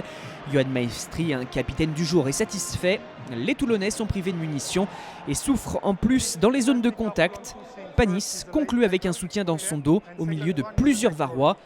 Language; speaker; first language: French; native; French